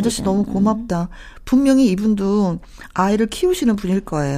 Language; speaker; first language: Korean; native; Korean